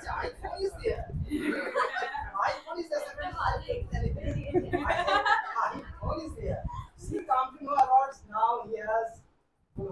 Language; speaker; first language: English; non-native, local second language; Bangla